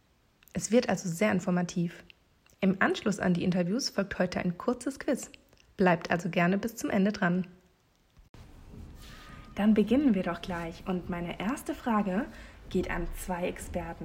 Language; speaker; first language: German; native; German